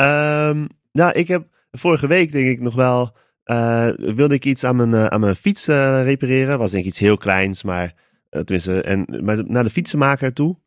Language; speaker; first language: Dutch; native; Dutch